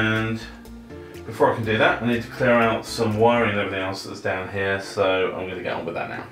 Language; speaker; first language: English; native; English